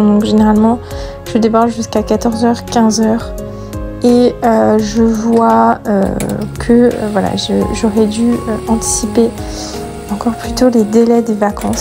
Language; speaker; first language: French; native; French